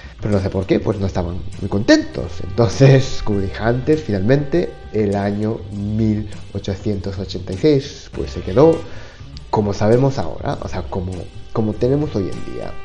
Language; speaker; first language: Spanish; non-native, fluent; Japanese